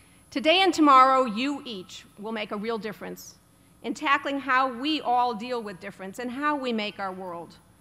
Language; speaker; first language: English; native; English